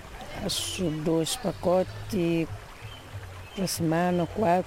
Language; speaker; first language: Portuguese; non-native, local second language; Kabuverdianu